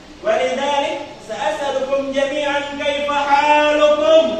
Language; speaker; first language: Arabic; non-native, learner; Indonesian